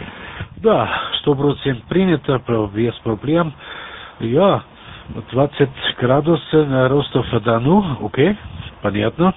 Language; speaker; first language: Russian; non-native, learner; German